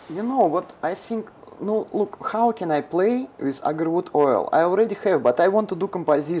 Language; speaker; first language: English; non-native, learner; Russian